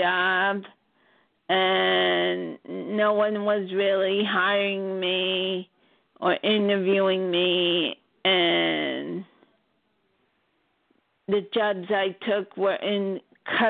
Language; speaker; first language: English; native; English